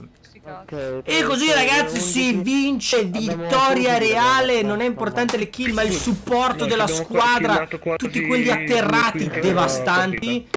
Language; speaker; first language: Italian; native; Italian